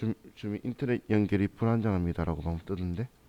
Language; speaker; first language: Korean; native; Korean